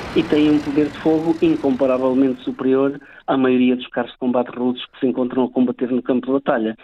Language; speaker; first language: Portuguese; native; Portuguese